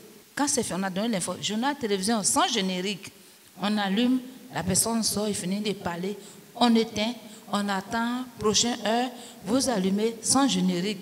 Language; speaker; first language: French; non-native, local second language; Baoulé